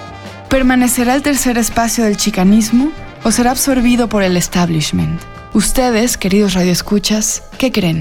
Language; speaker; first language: Spanish; native; Spanish